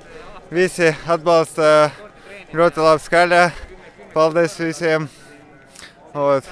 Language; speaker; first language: Latvian; non-native, local second language; Russian